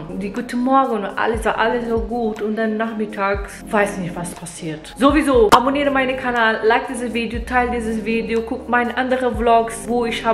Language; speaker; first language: German; non-native, fluent; Portuguese